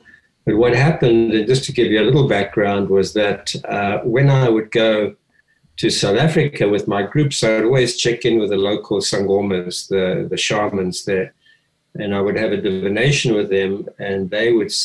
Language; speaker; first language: English; native; English